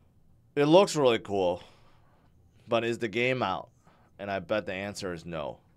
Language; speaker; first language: English; native; English